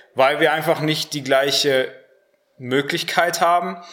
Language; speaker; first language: German; native; German